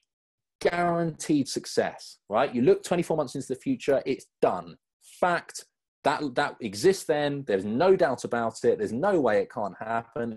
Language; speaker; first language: English; native; English